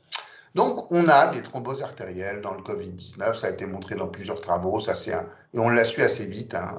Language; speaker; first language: French; native; French